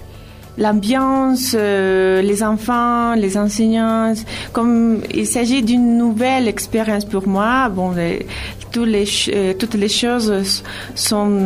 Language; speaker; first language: French; non-native, fluent; Spanish